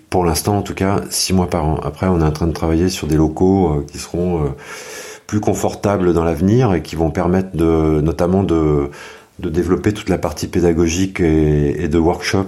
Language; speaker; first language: French; native; French